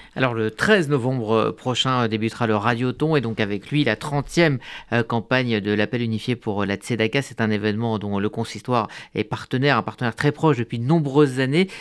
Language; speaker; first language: French; native; French